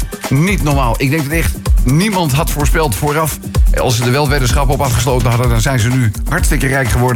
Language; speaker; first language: Dutch; native; Dutch